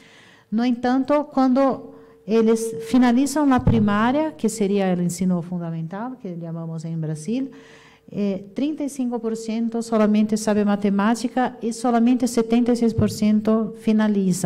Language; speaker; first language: Spanish; non-native, fluent; Portuguese